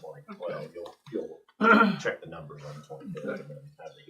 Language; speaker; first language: English; native; English